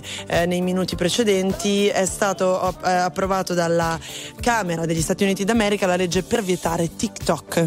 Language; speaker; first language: Italian; native; Italian